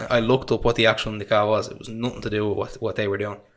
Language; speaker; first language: English; native; English